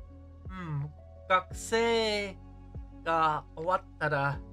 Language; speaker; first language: Japanese; non-native, learner; English